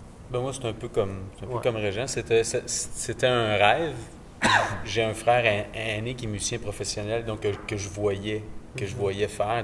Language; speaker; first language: French; native; French